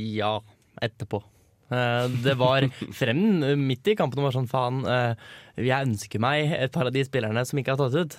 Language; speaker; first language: Norwegian; native; Norwegian